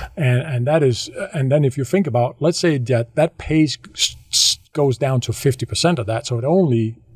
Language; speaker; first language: English; non-native, fluent; Danish